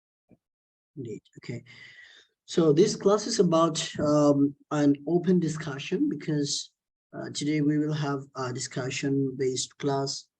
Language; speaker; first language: English; non-native, local second language; Bangla